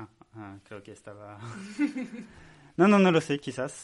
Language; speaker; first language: Spanish; non-native, learner; French